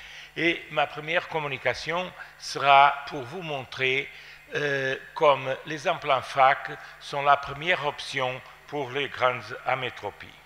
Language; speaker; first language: French; non-native, fluent; Portuguese